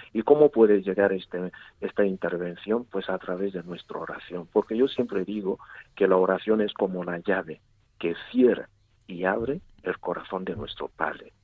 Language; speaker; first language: Spanish; non-native, fluent; Igbo